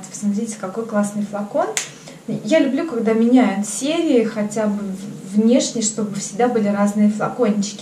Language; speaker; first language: Russian; native; Russian